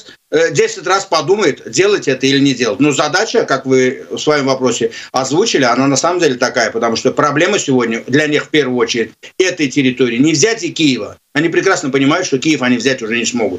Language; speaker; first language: Russian; non-native, local second language; Azerbaijani